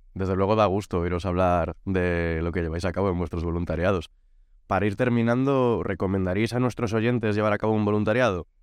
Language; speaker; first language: Spanish; native; Spanish